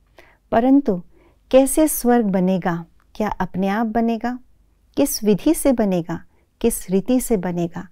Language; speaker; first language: Hindi; native; Hindi